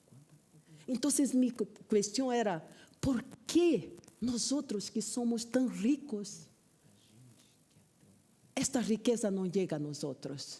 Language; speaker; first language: Portuguese; non-native, learner; Spanish